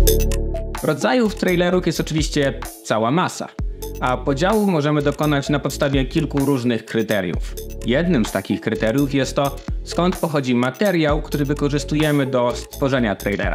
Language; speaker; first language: Polish; native; Polish